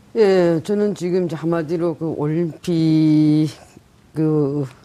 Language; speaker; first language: Korean; native; Korean